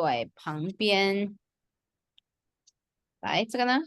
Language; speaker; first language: Chinese; non-native, fluent; Indonesian